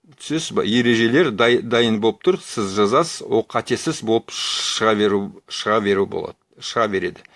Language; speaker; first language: Kazakh; native; Kazakh